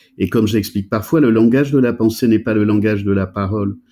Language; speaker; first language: French; native; French